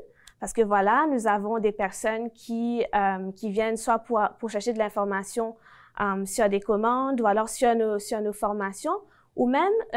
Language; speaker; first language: French; native; French